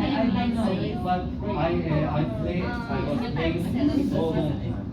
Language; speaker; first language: English; non-native, learner; Arabic